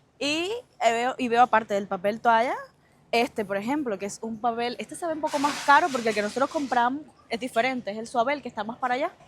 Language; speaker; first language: Spanish; native; Spanish